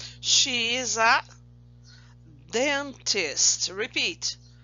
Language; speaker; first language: English; non-native, fluent; Portuguese